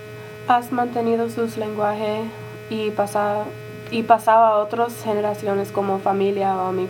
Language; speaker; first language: Spanish; early bilingual, heritage; Spanish